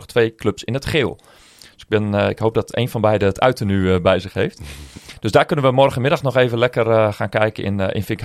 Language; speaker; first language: Dutch; native; Dutch